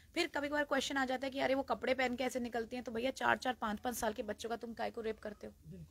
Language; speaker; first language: Hindi; native; Hindi